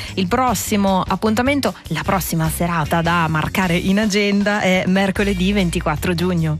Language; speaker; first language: Italian; native; Italian